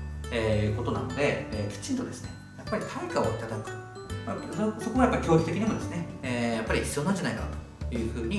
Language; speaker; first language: Japanese; native; Japanese